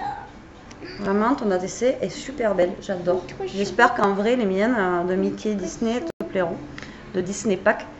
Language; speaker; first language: French; native; French